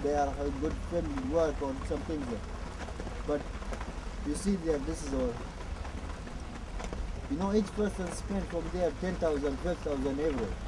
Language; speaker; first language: English; non-native, learner; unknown